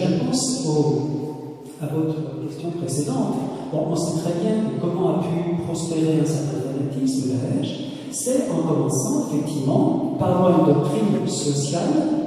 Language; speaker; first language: French; native; French